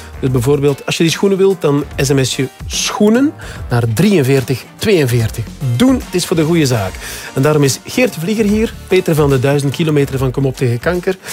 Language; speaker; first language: Dutch; native; Dutch